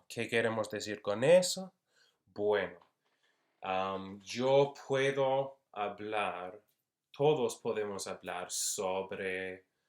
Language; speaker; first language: Spanish; non-native, fluent; English